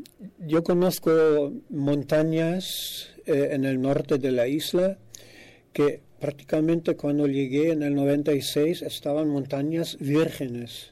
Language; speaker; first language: Spanish; non-native, fluent; German